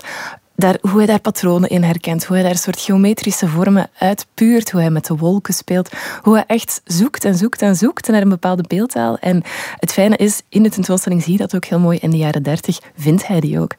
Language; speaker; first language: Dutch; native; Dutch